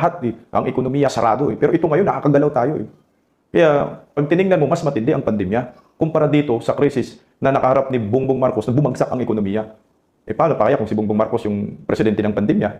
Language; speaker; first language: Filipino; non-native, local second language; Cebuano